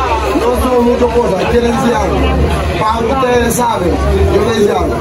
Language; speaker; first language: Spanish; non-native, learner; Haitian Creole